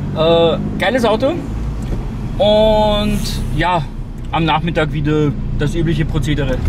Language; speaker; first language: German; native; German